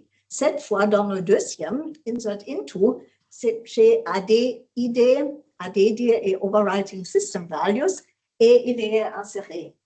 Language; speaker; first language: French; non-native, learner; German